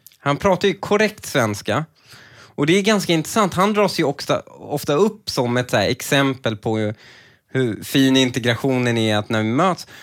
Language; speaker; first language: Swedish; early bilingual, other home language; Persian